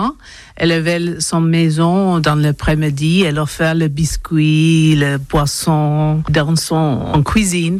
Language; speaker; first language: French; non-native, learner; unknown